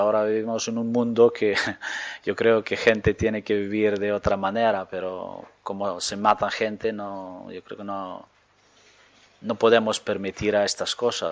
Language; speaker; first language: Spanish; non-native, fluent; Ukrainian